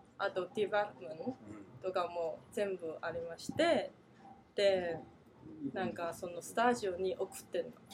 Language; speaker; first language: Japanese; non-native, fluent; Chinese